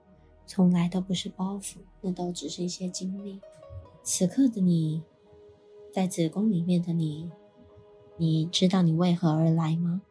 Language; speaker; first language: Chinese; native; Chinese